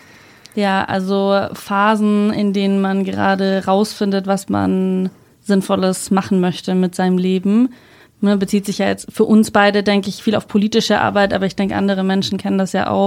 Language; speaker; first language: German; native; German